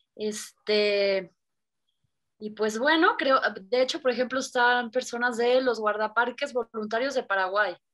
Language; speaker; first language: Spanish; native; Spanish